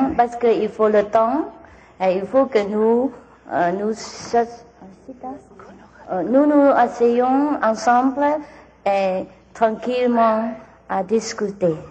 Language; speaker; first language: French; non-native, learner; Vietnamese